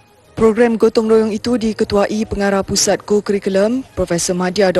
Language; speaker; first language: Malay; native; Malay